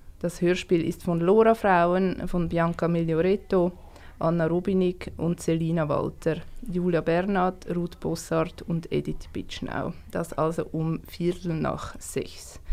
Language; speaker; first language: German; native; German